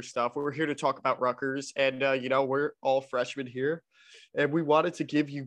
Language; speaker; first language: English; native; English